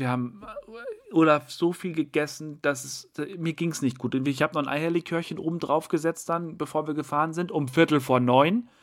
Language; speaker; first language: German; native; German